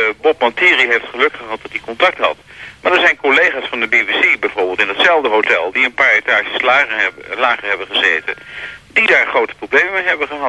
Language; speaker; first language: Dutch; native; Dutch